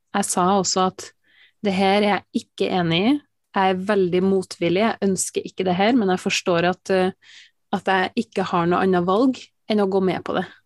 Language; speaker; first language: Norwegian; native; Norwegian